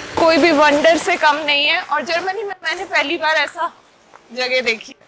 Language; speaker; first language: Hindi; native; Hindi